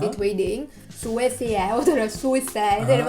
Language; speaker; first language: Spanish; non-native, learner; Vietnamese